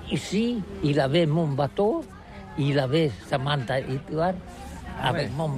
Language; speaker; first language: French; non-native, learner; Catalan